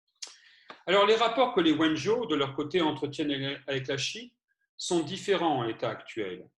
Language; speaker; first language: French; native; French